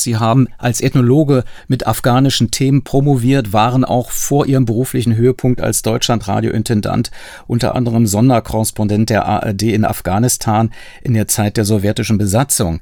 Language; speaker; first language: German; native; German